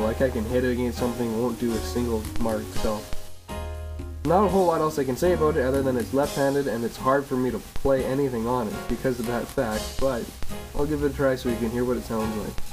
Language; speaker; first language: English; native; English